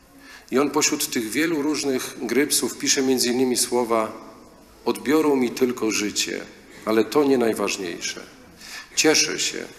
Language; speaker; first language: Polish; native; Polish